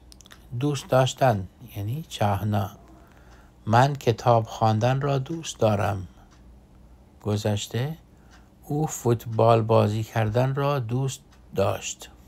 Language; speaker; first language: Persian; non-native, fluent; Urdu